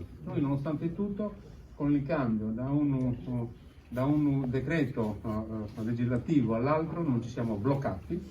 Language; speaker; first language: Italian; native; Italian